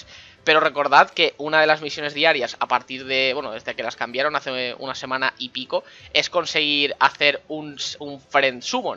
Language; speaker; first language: Spanish; native; Spanish